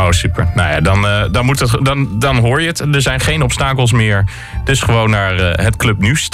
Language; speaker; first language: Dutch; native; Dutch